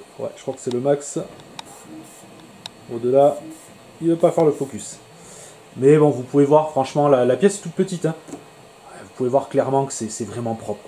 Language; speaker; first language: French; native; French